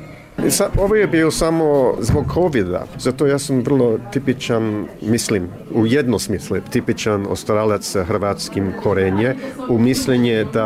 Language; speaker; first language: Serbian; early bilingual, heritage; English